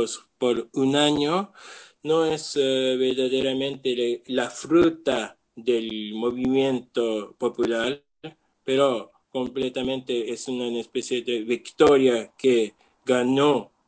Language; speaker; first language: Spanish; non-native, learner; Japanese